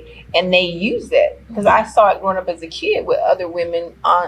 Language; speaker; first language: English; native; English